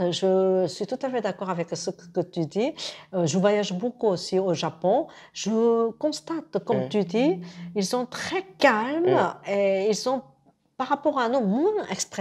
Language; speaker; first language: French; non-native, fluent; Korean